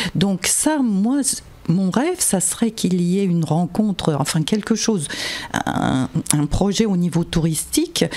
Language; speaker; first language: French; native; French